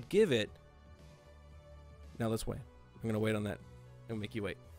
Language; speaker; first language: English; native; English